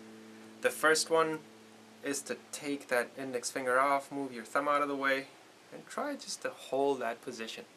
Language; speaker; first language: English; native; English